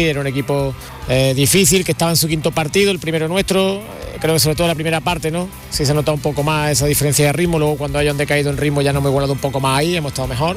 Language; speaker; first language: Spanish; native; Spanish